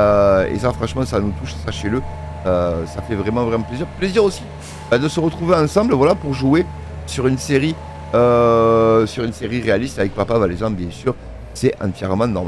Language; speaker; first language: French; native; French